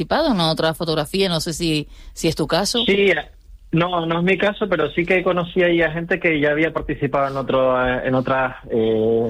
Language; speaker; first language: Spanish; native; Spanish